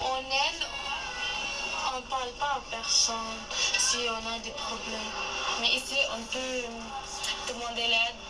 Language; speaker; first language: French; non-native, learner; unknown